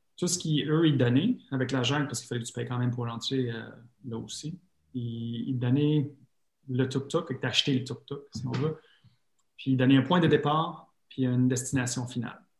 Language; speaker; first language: French; non-native, fluent; English